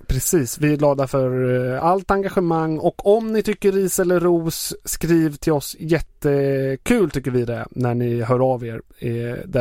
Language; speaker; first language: Swedish; native; Swedish